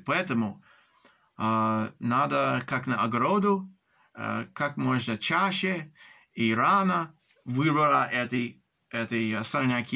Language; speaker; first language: Russian; early bilingual, heritage; English